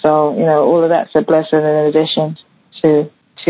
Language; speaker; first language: English; native; English